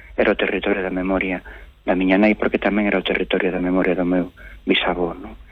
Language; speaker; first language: Galician; native; Galician